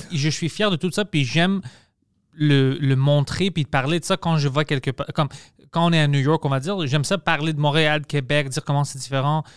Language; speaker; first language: French; non-native, local second language; English